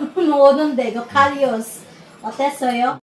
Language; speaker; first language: Korean; non-native, local second language; Filipino